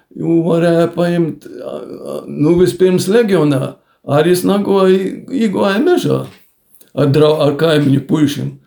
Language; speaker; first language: Latvian; native; Latvian